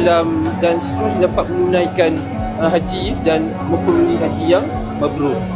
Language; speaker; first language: Malay; native; Malay